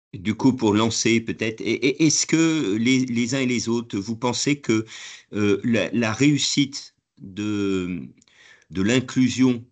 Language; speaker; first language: French; native; French